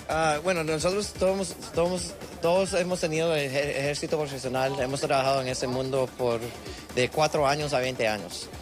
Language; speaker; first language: Spanish; early bilingual, heritage; Spanish